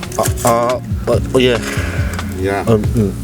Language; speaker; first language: English; non-native, learner; Korean